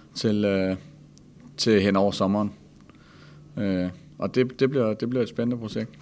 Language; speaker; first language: Danish; native; Danish